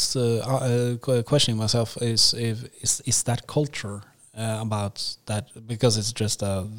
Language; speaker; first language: English; non-native, fluent; Norwegian